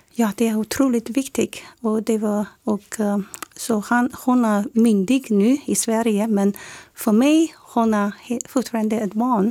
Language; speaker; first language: Swedish; non-native, fluent; Chinese